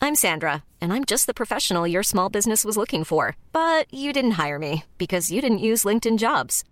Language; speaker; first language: Danish; early bilingual, other home language; Romanian